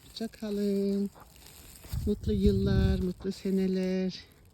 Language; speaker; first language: Turkish; native; Turkish